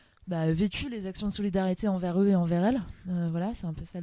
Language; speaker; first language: French; native; French